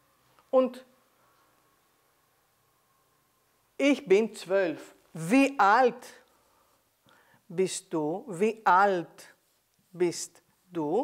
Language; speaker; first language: German; non-native, fluent; Greek